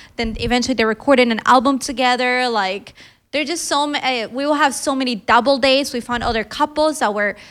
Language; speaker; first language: English; early bilingual, other home language; Filipino